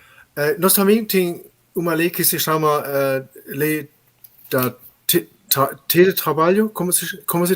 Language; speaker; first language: Portuguese; non-native, fluent; German